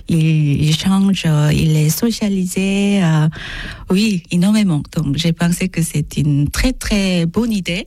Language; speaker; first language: French; non-native, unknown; Korean